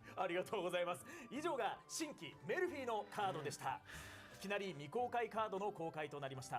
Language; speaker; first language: Japanese; native; Japanese